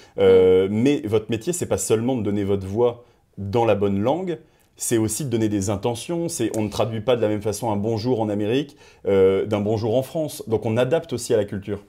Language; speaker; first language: French; native; French